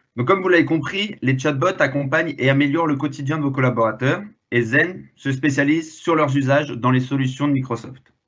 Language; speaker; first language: French; native; French